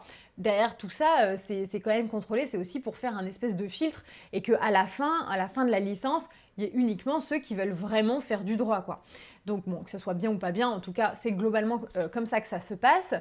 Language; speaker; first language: French; native; French